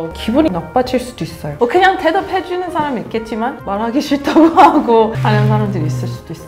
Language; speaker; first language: Korean; non-native, fluent; English